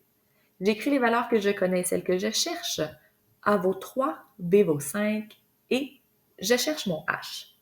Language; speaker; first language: French; native; French